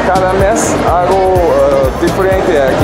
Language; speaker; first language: Spanish; non-native, learner; English